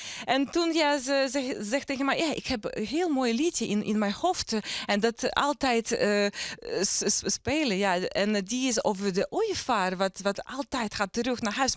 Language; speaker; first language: Dutch; non-native, learner; Ukrainian